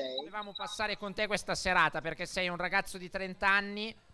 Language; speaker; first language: Italian; native; Italian